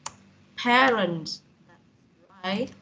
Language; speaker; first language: English; non-native, fluent; Vietnamese